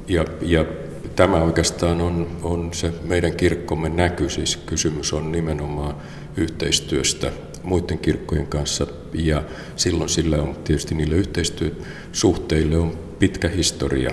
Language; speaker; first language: Finnish; native; Finnish